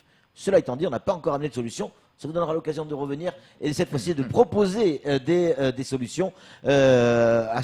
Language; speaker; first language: French; native; French